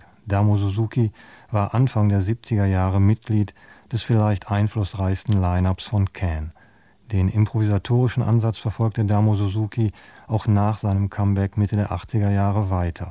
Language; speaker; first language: German; native; German